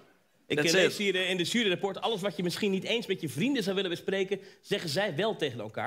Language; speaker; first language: Dutch; native; Dutch